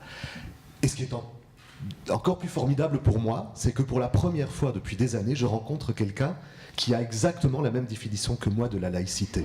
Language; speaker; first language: French; native; French